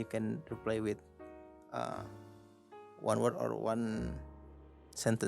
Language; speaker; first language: English; non-native, learner; Indonesian